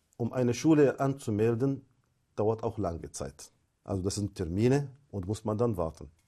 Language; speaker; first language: German; non-native, fluent; Arabic